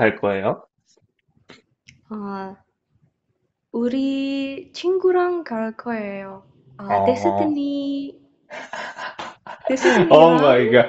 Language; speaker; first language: Korean; non-native, learner; Indonesian